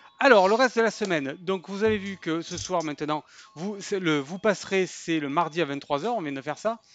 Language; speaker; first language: French; native; French